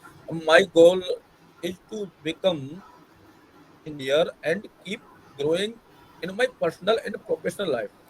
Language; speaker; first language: English; non-native, learner; Hindi